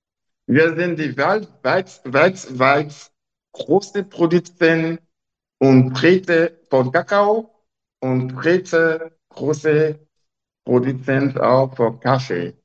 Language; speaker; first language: German; non-native, local second language; French